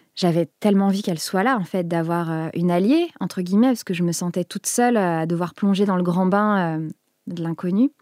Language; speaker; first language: French; native; French